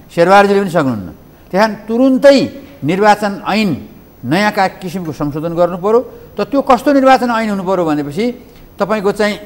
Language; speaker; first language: Nepali; native; Nepali